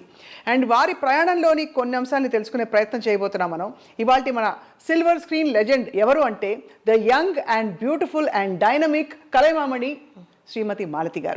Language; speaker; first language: Telugu; native; Telugu